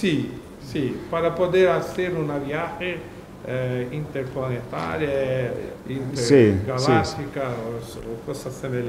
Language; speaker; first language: Spanish; non-native, learner; Portuguese